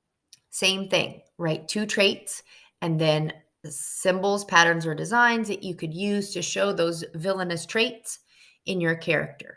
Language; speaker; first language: English; native; English